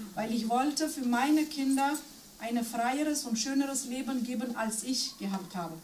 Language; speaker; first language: German; non-native, fluent; Macedonian